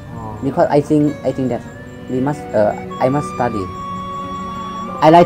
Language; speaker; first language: English; non-native, learner; Lao